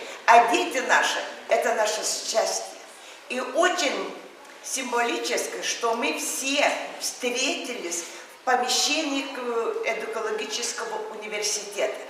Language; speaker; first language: Russian; non-native, local second language; Lithuanian